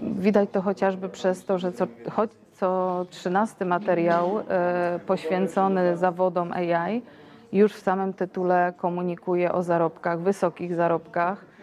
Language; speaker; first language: Polish; native; Polish